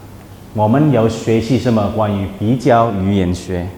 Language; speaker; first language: Chinese; non-native, fluent; Indonesian